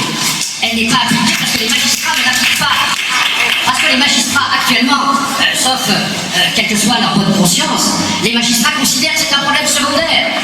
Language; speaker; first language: French; native; French